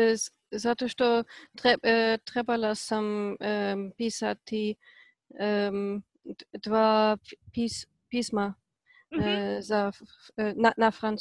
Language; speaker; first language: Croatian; non-native, learner; Polish